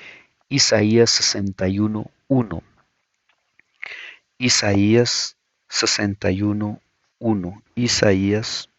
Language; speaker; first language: Spanish; native; Spanish